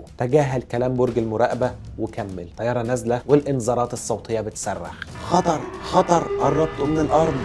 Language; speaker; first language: Arabic; native; Arabic